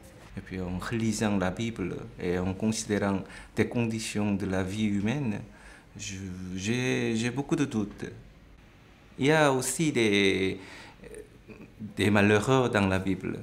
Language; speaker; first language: French; non-native, fluent; Korean